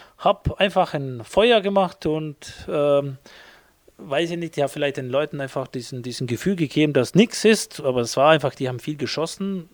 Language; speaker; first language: German; non-native, fluent; Albanian